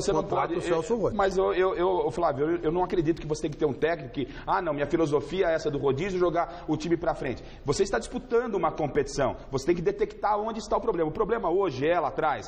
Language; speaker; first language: Portuguese; native; Portuguese